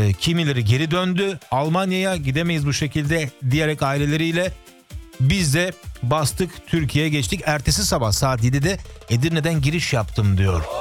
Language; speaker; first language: Turkish; early bilingual, heritage; Turkish